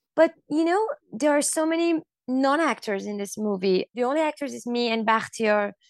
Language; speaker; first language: English; non-native, fluent; Persian